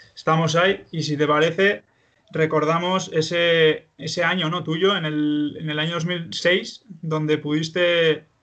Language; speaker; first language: Spanish; native; Spanish